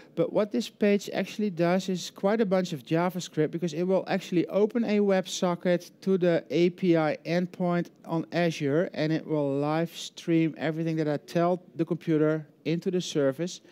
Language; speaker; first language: English; non-native, fluent; Dutch